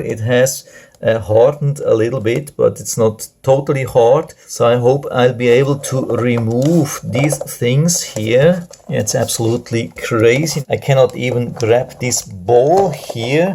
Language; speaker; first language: English; non-native, fluent; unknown